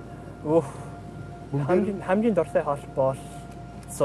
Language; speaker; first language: Mongolian; non-native, learner; English